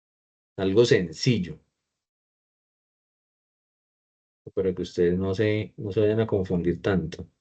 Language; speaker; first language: Spanish; native; Spanish